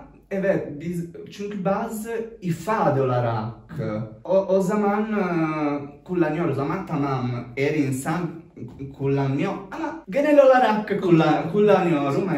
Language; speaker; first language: Turkish; non-native, learner; Italian